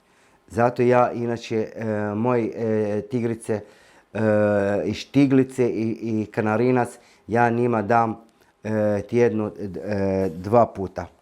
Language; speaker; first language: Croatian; non-native, fluent; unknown